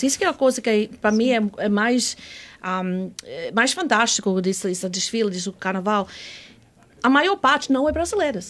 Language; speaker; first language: Portuguese; non-native, fluent; English